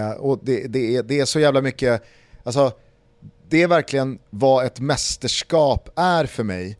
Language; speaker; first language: Swedish; native; Swedish